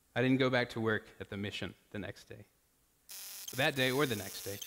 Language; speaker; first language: English; native; English